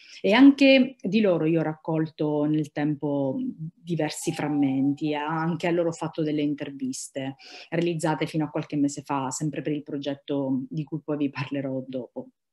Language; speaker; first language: Italian; native; Italian